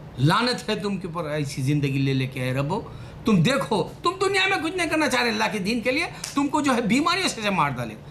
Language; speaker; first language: Urdu; native; Urdu